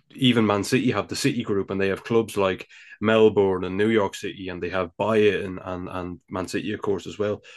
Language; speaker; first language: English; native; English